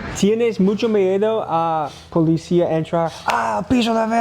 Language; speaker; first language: Spanish; non-native, learner; English